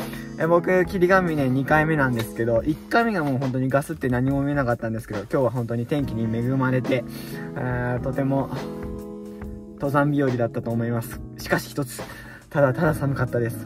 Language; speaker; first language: Japanese; native; Japanese